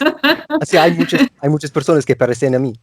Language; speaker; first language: Spanish; non-native, fluent; Arabic